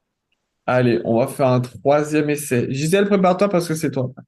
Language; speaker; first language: French; native; French